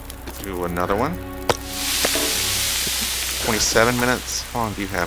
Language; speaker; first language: English; native; English